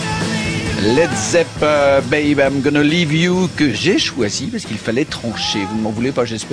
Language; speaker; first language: French; native; French